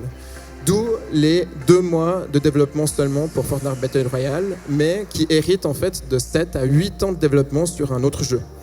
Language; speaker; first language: French; native; French